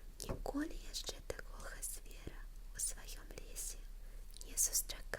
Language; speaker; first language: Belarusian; non-native, local second language; Russian